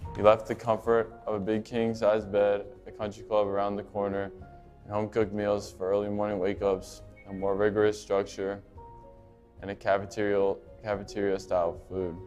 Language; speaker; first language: English; native; English